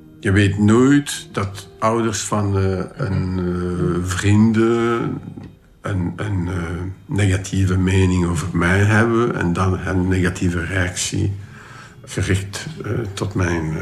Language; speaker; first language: Dutch; non-native, local second language; French